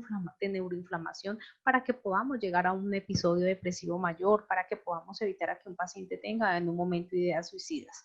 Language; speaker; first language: Spanish; native; Spanish